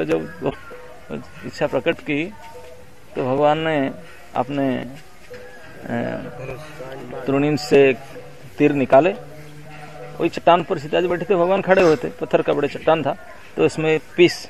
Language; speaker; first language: Hindi; non-native, local second language; Odia